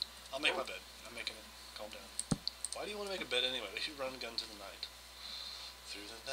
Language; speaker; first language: English; native; English